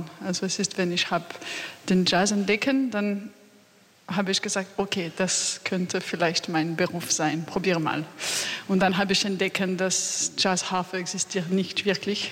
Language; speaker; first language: German; non-native, learner; French